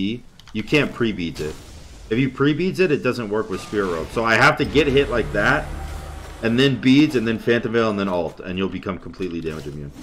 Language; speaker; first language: English; native; English